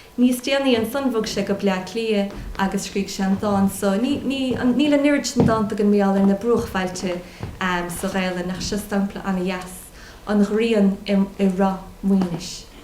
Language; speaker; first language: Irish; non-native, local second language; English